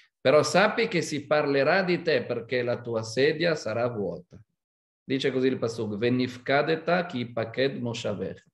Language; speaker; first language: Italian; non-native, fluent; Hebrew